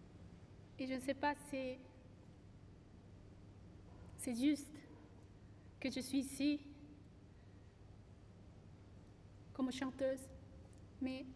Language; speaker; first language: French; non-native, learner; Korean